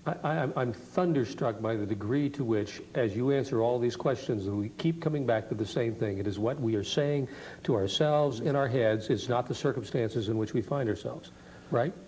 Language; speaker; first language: English; native; English